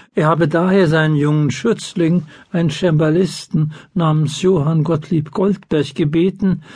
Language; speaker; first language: German; native; German